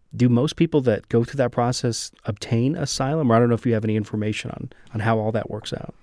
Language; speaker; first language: English; native; English